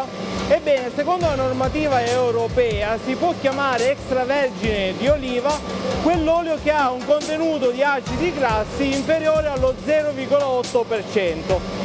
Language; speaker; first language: Italian; native; Italian